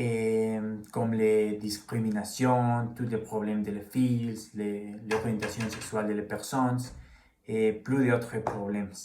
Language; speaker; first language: French; non-native, learner; Spanish